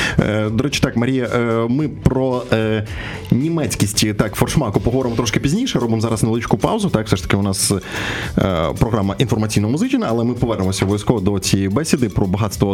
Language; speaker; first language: Ukrainian; native; Ukrainian